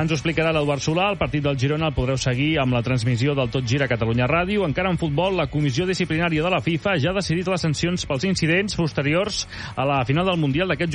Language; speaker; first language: Catalan; native; Catalan